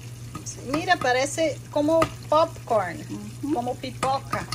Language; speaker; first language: Spanish; non-native, learner; Portuguese